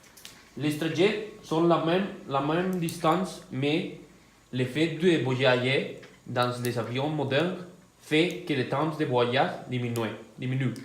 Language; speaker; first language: French; non-native, learner; Spanish